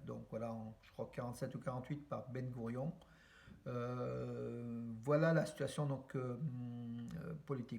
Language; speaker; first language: French; native; French